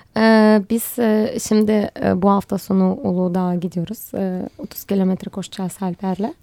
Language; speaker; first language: Turkish; non-native, fluent; Russian